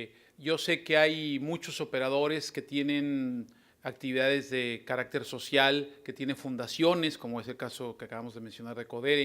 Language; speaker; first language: Spanish; native; Spanish